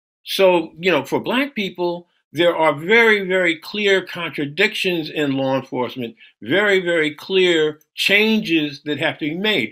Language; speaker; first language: English; native; English